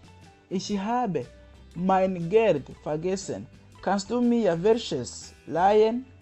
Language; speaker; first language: German; non-native, learner; Kinyarwanda